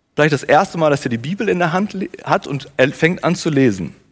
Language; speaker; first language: German; native; German